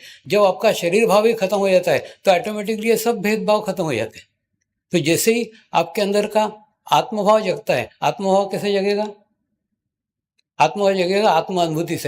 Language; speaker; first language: Hindi; native; Hindi